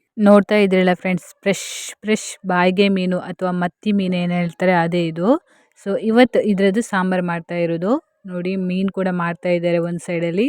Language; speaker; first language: Kannada; non-native, local second language; Tulu